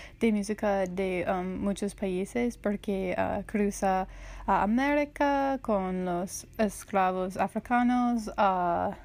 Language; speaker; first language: Spanish; non-native, learner; English